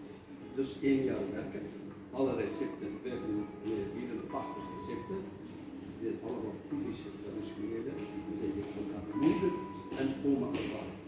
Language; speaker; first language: Dutch; non-native, learner; Kurdish